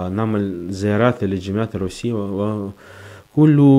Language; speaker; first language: Arabic; non-native, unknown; Russian